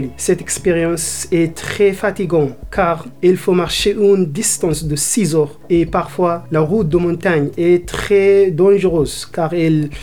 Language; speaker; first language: French; non-native, learner; Arabic